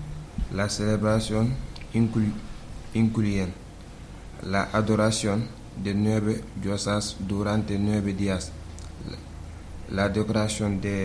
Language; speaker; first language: Spanish; non-native, learner; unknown